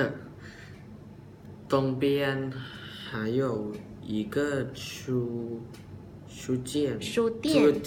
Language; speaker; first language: Chinese; non-native, learner; Thai